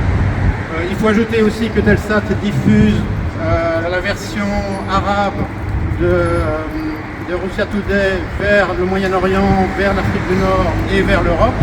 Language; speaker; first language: French; native; French